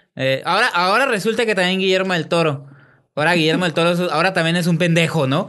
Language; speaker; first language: Spanish; native; Spanish